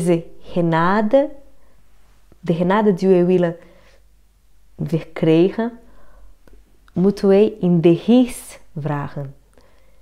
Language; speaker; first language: Dutch; non-native, learner; Portuguese